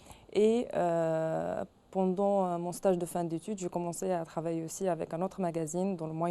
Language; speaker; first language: French; non-native, local second language; Arabic